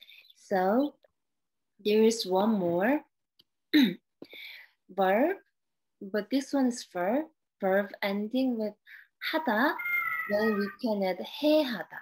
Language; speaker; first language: English; non-native, learner; Korean